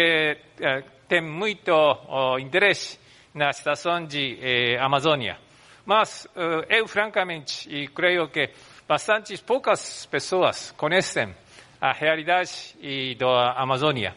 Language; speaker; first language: Portuguese; non-native, fluent; Japanese